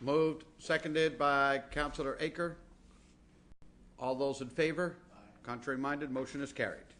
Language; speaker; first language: English; native; English